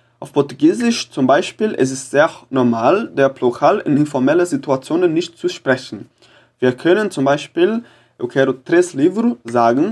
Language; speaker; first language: German; non-native, fluent; Portuguese